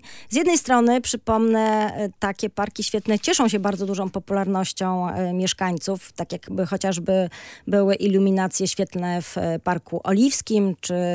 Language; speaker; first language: Polish; native; Polish